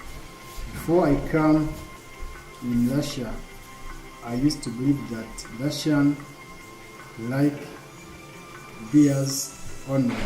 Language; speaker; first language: English; non-native, learner; Kinyarwanda